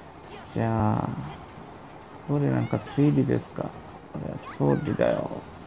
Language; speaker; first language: Japanese; non-native, learner; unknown